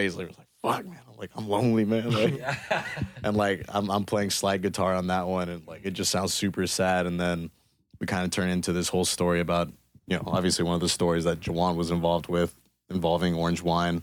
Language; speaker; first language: English; native; English